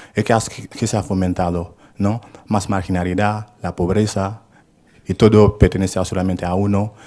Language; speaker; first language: Spanish; non-native, fluent; Haitian Creole